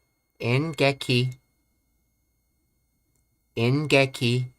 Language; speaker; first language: Japanese; non-native, learner; English